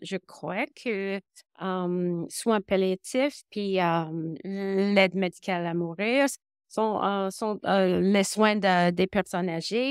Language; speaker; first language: French; non-native, local second language; English